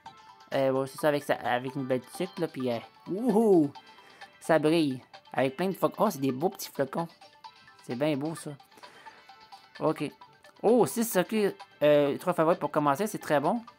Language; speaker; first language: French; native; French